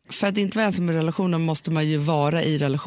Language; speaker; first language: Swedish; native; Swedish